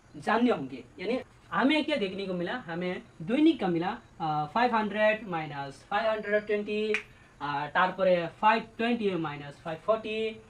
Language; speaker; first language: Hindi; non-native, local second language; Bangla